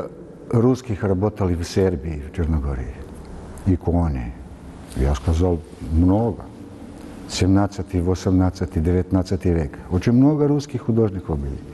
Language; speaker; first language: Russian; non-native, learner; Serbian